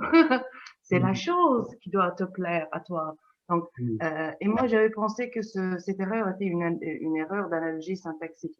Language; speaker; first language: French; non-native, fluent; Turkish